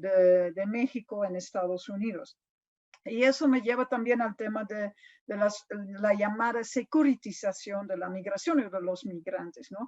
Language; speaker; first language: Spanish; non-native, fluent; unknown